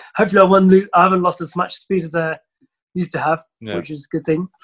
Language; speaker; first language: English; early bilingual, other home language; Somali